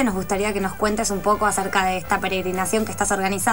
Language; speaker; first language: Spanish; native; Spanish